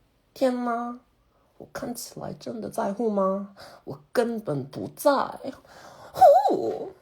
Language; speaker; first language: Chinese; non-native, learner; Korean